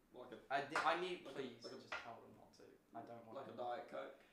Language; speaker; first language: English; native; English